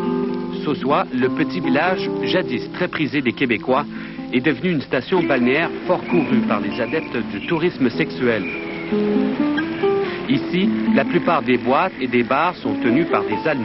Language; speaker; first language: French; native; French